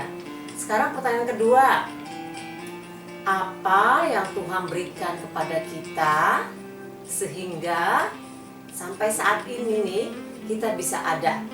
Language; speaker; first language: Indonesian; native; Indonesian